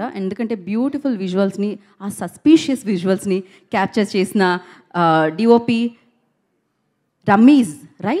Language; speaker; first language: Telugu; native; Telugu